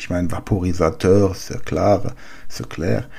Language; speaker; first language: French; non-native, learner; German